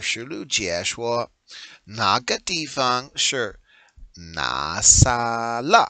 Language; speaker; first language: Chinese; non-native, learner; English